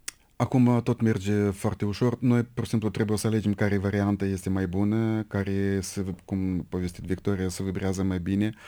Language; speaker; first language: Romanian; non-native, local second language; Russian